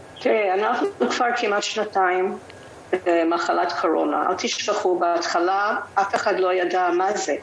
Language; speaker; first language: Hebrew; non-native, fluent; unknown